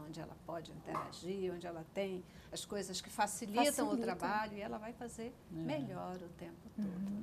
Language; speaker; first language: Portuguese; native; Portuguese